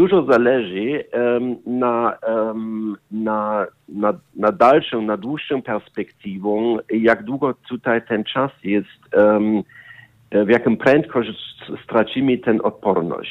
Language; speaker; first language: Polish; non-native, learner; German